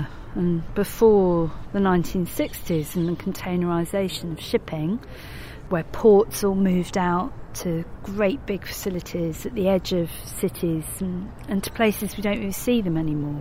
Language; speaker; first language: English; native; English